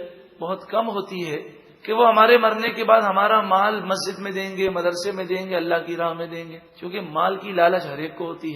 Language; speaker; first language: Urdu; native; Urdu